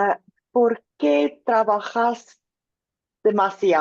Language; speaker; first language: Spanish; non-native, learner; English